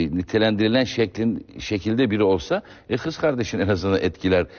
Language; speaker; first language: Turkish; native; Turkish